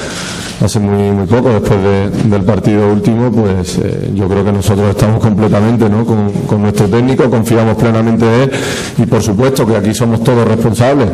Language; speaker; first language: Spanish; native; Spanish